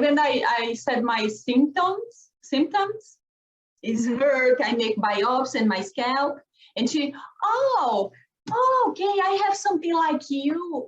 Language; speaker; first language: English; non-native, learner; Portuguese